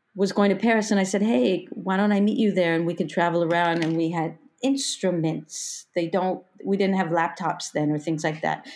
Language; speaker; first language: English; native; English